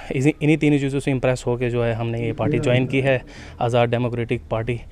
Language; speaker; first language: Hindi; native; Hindi